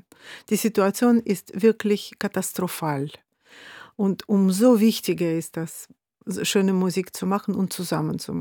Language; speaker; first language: German; non-native, fluent; Russian